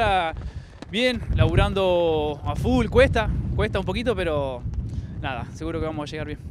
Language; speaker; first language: Spanish; native; Spanish